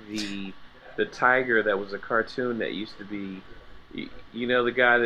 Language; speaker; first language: English; native; English